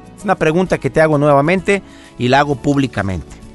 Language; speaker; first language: Spanish; native; Spanish